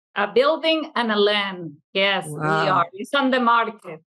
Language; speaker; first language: English; non-native, fluent; Italian